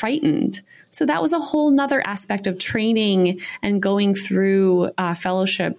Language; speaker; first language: English; native; English